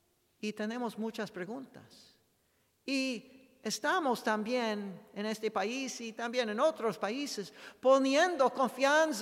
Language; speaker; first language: Spanish; non-native, fluent; English